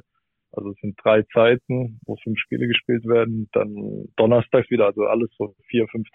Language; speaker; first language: German; native; German